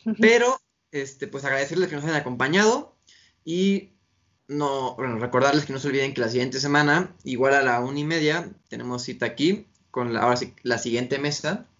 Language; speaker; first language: Spanish; native; Spanish